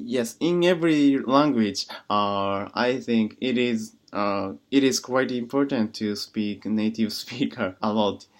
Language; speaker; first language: English; non-native, learner; Japanese